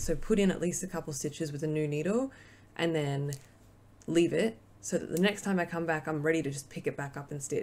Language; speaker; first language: English; native; English